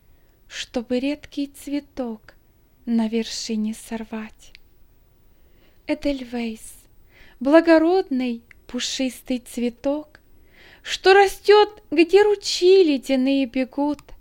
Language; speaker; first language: Russian; native; Russian